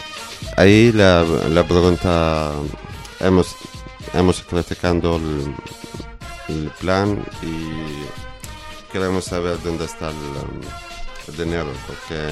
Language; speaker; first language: Spanish; non-native, learner; Arabic